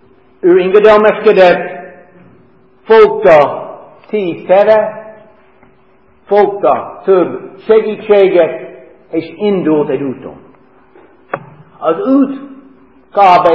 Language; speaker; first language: Hungarian; non-native, fluent; English